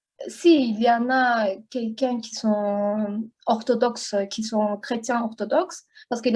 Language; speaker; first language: French; non-native, learner; Azerbaijani